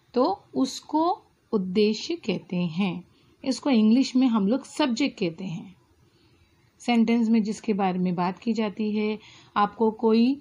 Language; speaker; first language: Hindi; non-native, local second language; Marathi